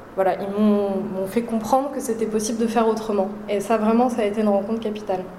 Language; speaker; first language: French; native; French